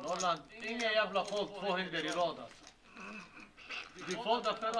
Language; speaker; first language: Swedish; native; Swedish